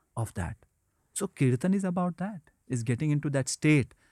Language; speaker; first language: English; non-native, local second language; Hindi